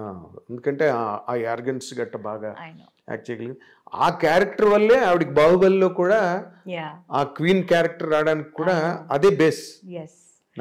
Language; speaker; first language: Telugu; native; Telugu